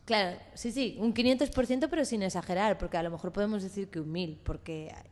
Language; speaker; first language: Spanish; native; Spanish